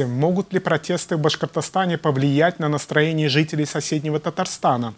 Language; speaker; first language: Russian; native; Russian